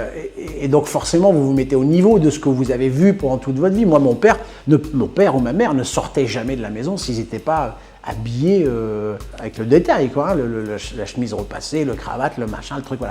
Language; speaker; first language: French; early bilingual, other home language; Italian